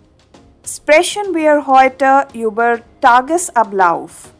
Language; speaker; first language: German; non-native, fluent; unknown